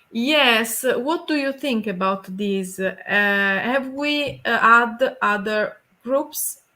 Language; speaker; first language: English; non-native, learner; Italian